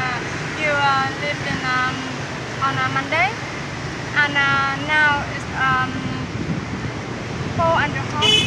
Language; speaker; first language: English; non-native, learner; Vietnamese